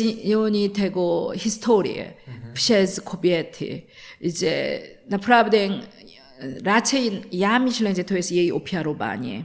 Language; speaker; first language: Polish; non-native, learner; Korean